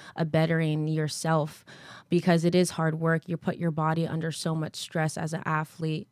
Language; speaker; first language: English; native; English